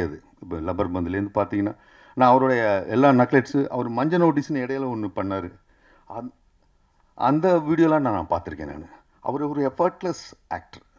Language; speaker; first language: Tamil; native; Tamil